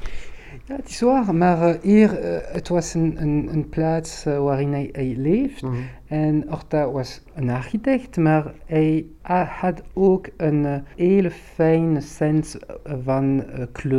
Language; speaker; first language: Dutch; non-native, local second language; French